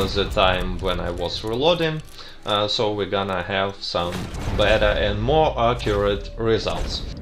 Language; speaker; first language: English; non-native, fluent; Russian